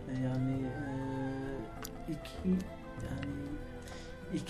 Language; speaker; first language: Turkish; non-native, learner; Arabic